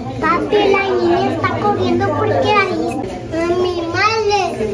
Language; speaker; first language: Spanish; early bilingual, other home language; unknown